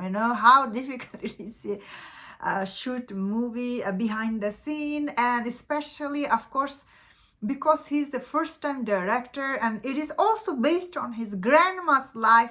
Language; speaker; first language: English; non-native, fluent; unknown